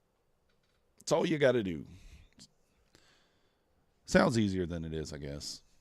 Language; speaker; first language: English; native; English